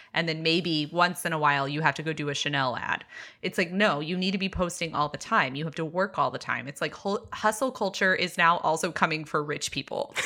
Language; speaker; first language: English; native; English